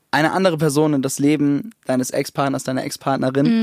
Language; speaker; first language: German; native; German